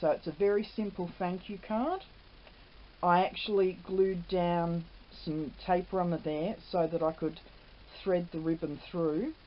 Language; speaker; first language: English; native; English